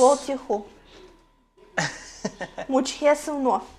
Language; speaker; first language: Hindi; non-native, learner; Russian